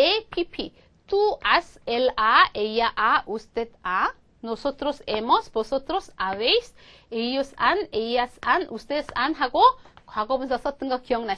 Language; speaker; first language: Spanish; non-native, fluent; Korean